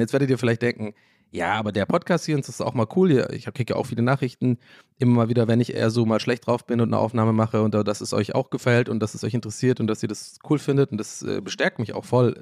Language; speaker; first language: German; native; German